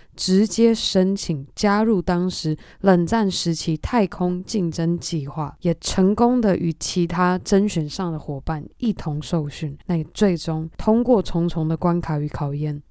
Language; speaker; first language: Chinese; native; Chinese